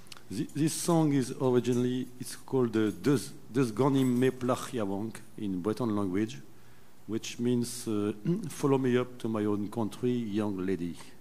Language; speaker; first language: English; non-native, fluent; French